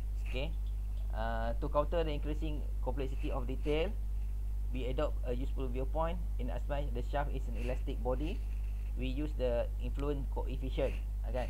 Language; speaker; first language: English; non-native, local second language; Malay